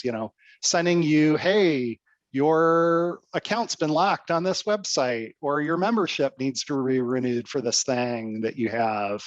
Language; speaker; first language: English; native; English